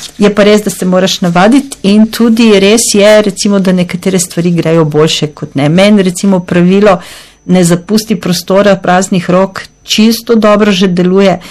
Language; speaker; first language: Slovenian; native; Slovenian